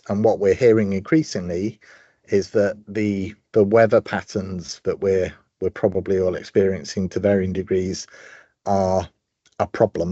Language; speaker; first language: English; native; English